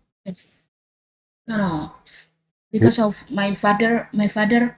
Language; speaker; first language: English; non-native, learner; Indonesian